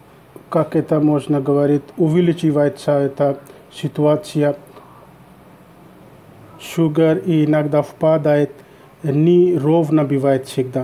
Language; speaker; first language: Russian; non-native, learner; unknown